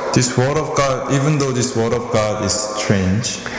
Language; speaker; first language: English; non-native, fluent; Korean